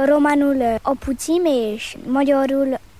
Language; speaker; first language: Hungarian; early bilingual, heritage; Hungarian